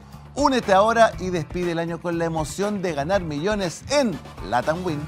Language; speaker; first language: Spanish; native; Spanish